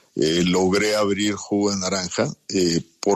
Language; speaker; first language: Spanish; native; Spanish